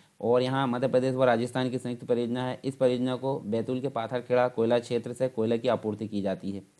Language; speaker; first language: Hindi; native; Hindi